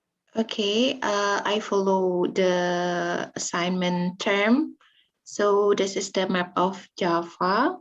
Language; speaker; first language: English; non-native, fluent; Indonesian